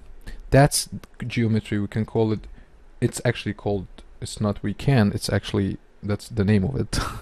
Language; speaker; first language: English; non-native, fluent; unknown